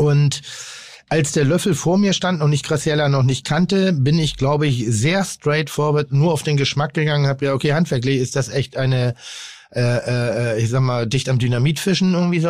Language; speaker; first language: German; native; German